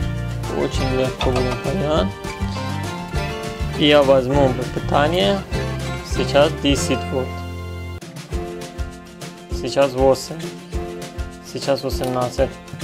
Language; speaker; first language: Russian; non-native, learner; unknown